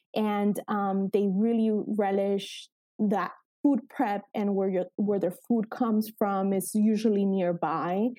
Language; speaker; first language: English; early bilingual, other home language; Spanish